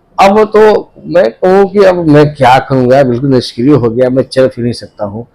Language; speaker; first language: Hindi; native; Hindi